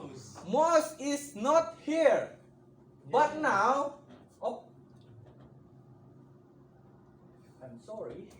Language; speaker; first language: English; non-native, learner; Indonesian